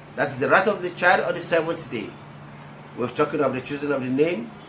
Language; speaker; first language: English; non-native, local second language; Yoruba